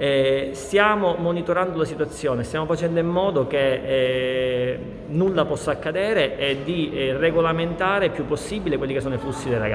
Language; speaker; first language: Italian; native; Italian